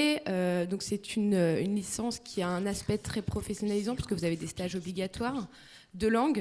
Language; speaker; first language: French; native; French